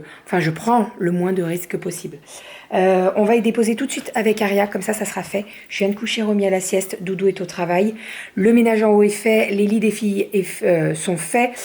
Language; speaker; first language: French; native; French